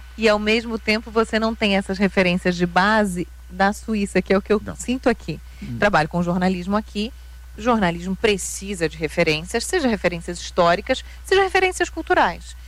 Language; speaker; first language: Portuguese; early bilingual, heritage; Portuguese